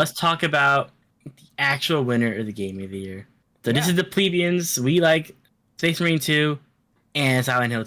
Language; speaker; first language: English; native; English